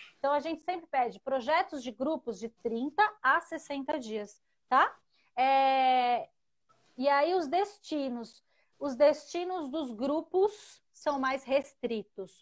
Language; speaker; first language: Portuguese; native; Portuguese